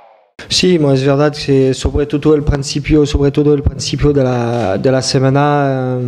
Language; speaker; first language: Spanish; non-native, fluent; French